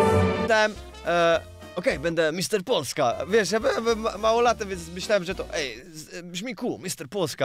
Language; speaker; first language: Polish; early bilingual, other home language; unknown